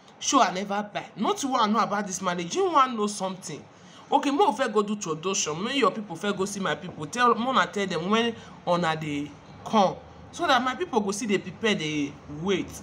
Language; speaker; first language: Nigerian Pidgin; non-native, local second language; Igbo